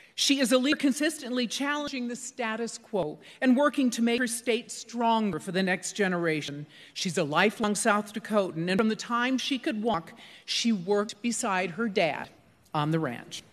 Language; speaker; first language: English; native; English